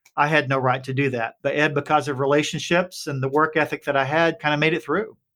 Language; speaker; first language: English; native; English